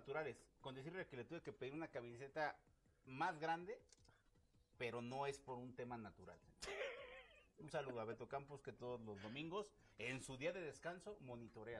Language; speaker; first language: Spanish; native; Spanish